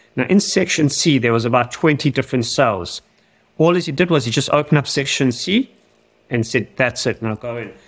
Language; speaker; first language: English; native; English